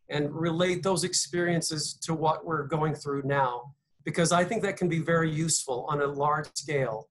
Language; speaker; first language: English; native; English